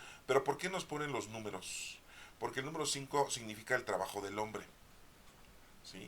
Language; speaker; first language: Spanish; native; Spanish